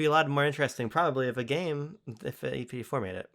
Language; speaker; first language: English; native; English